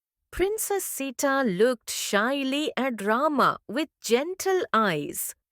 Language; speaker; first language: English; non-native, local second language; Tamil